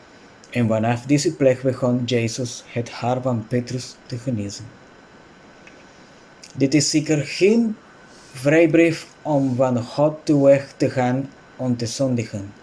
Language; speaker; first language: Dutch; non-native, fluent; Spanish